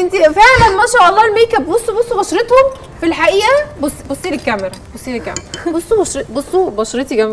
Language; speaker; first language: Arabic; native; Arabic